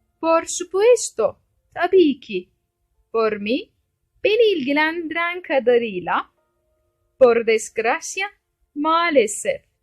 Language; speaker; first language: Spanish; non-native, fluent; Turkish